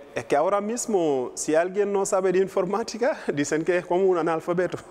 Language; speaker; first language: Spanish; non-native, fluent; Wolof